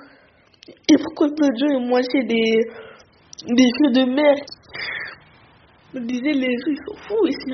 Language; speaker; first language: French; early bilingual, other home language; Arabic